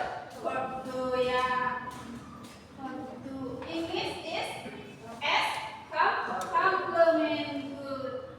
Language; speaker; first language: English; non-native, learner; Indonesian